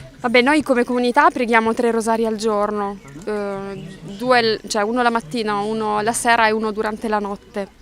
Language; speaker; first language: Italian; native; Italian